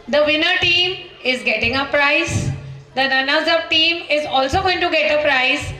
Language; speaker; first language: English; non-native, local second language; Marathi